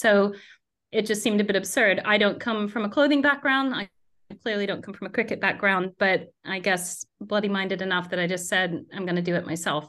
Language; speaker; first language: English; native; English